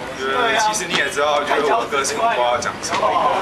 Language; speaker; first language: Chinese; non-native, local second language; Cantonese